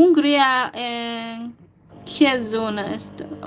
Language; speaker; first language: Spanish; non-native, learner; Hungarian